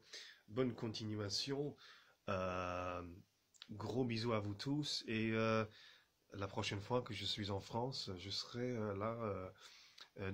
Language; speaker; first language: French; non-native, fluent; English